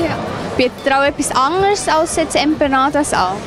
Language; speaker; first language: German; early bilingual, other home language; Tamil